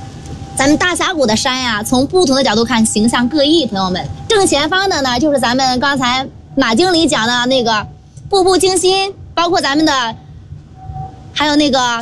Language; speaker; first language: Chinese; native; Chinese